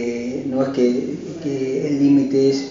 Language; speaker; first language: Spanish; native; Spanish